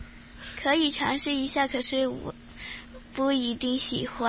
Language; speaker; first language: Chinese; non-native, local second language; Cantonese